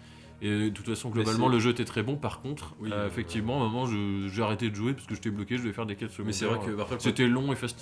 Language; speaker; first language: French; native; French